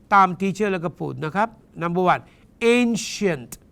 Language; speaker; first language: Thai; non-native, learner; English